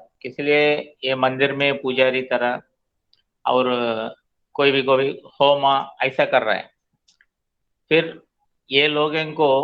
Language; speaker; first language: Hindi; non-native, local second language; Telugu